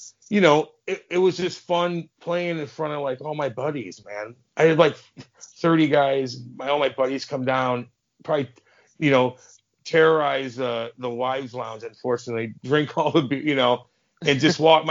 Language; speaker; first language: English; native; English